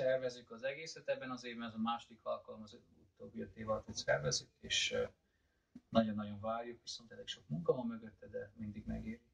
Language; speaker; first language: Hungarian; early bilingual, heritage; Hungarian